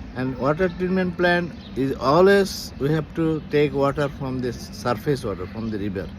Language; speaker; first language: English; non-native, local second language; Bangla